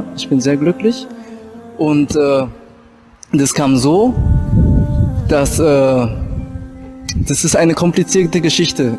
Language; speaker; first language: German; early bilingual, other home language; Japanese